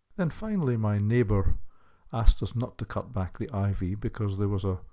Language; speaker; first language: English; native; English